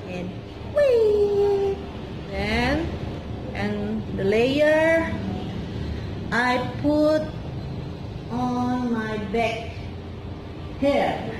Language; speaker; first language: English; non-native, learner; Indonesian